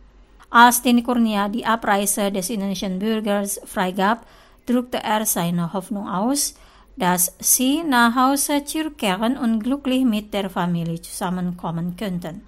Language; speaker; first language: German; non-native, fluent; Indonesian